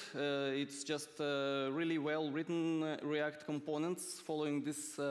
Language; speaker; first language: English; non-native, fluent; Russian